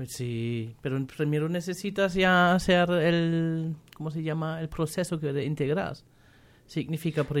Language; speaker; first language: Spanish; non-native, fluent; German